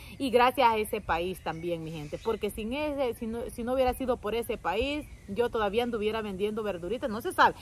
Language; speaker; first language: Spanish; native; Spanish